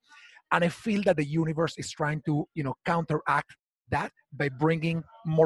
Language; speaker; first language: English; non-native, fluent; Spanish